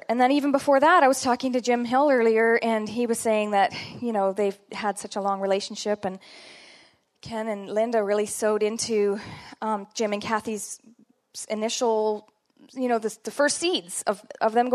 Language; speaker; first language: English; native; English